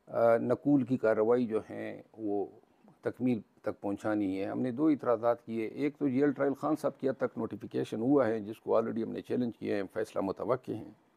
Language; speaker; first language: Urdu; non-native, local second language; Pashto